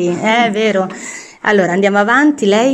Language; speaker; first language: Italian; native; Italian